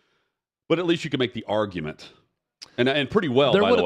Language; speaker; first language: English; native; English